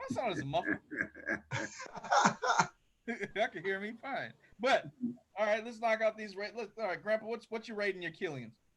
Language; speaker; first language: English; native; English